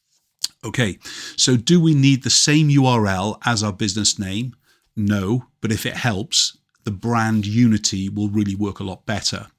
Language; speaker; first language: English; native; English